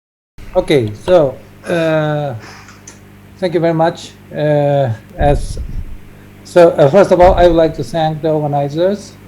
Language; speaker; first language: English; non-native, fluent; Japanese